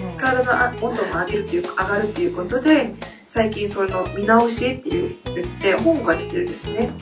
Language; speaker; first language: Japanese; non-native, fluent; Korean